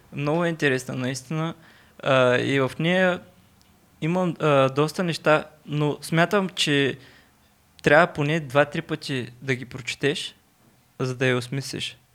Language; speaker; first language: Bulgarian; non-native, local second language; Turkish